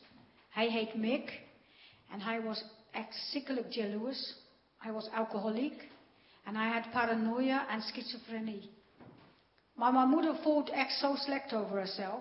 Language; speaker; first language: Dutch; non-native, fluent; English